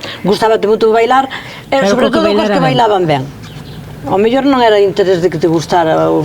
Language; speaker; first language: Galician; native; Galician